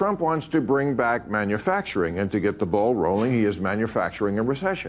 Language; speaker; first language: English; native; English